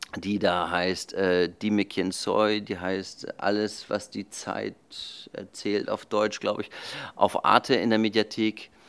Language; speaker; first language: German; native; German